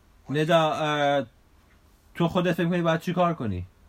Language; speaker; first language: Persian; native; Persian